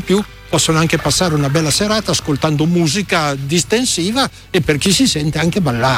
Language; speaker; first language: Italian; native; Italian